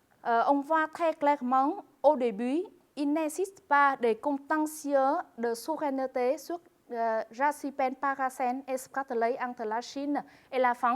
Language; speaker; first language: French; non-native, fluent; Vietnamese